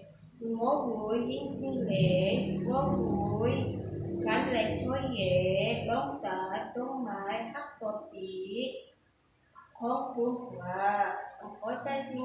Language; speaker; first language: Cantonese; non-native, learner; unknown